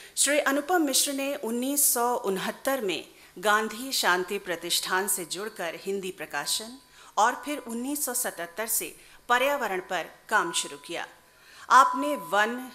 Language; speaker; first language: Hindi; native; Hindi